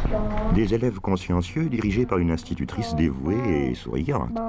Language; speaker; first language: French; native; French